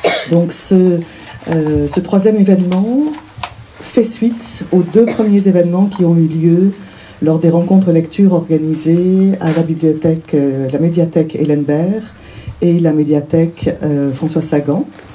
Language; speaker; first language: French; native; French